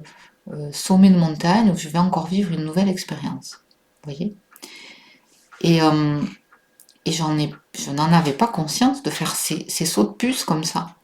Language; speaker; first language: French; native; French